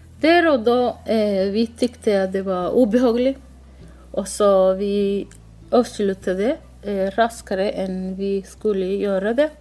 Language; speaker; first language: Norwegian; non-native, learner; Somali